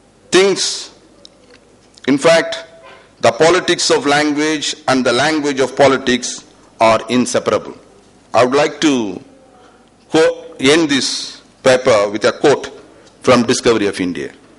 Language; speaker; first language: English; non-native, local second language; Tamil